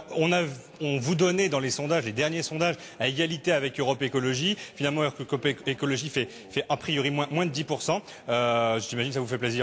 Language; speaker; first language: French; native; French